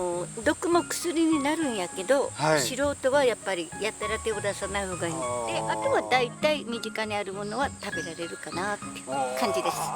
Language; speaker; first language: Japanese; native; Japanese